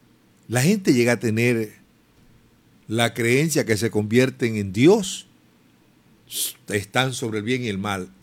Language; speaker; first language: Spanish; native; Spanish